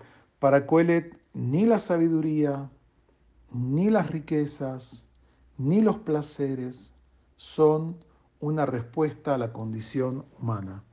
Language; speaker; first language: Spanish; native; Spanish